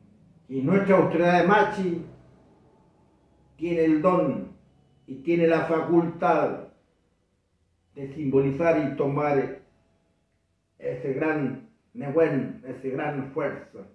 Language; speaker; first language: Spanish; non-native, local second language; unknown